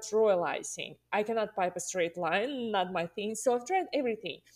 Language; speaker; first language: English; non-native, fluent; Russian